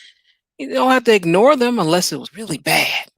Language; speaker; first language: English; native; English